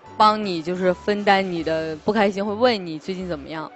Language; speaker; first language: Chinese; native; Chinese